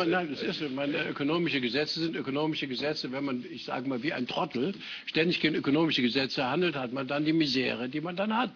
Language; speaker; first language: German; native; German